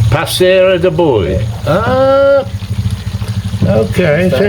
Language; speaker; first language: Portuguese; non-native, learner; English